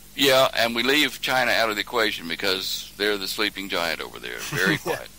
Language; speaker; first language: English; native; English